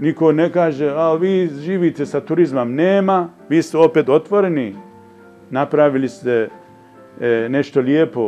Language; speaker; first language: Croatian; non-native, fluent; Persian